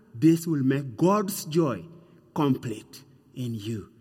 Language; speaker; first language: English; non-native, fluent; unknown